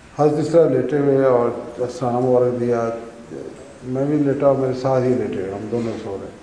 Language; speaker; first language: Urdu; non-native, local second language; Punjabi